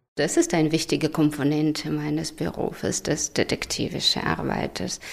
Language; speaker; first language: German; non-native, fluent; Russian